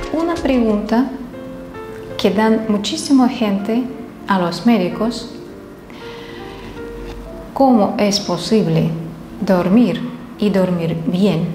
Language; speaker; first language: Spanish; non-native, fluent; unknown